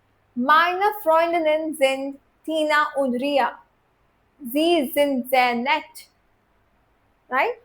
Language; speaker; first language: German; non-native, fluent; Hindi